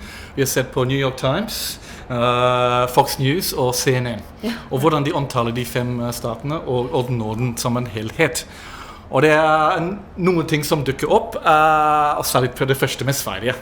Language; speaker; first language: Norwegian; non-native, fluent; English